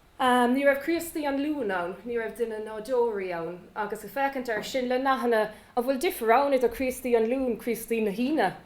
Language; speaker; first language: Irish; native; Irish